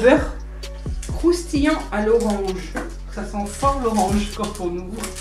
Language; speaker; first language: French; native; French